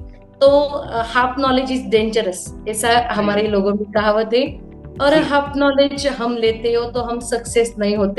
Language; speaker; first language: Hindi; native; Hindi